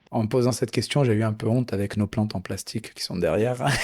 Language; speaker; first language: French; native; French